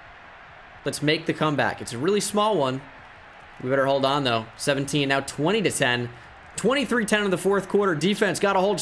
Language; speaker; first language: English; native; English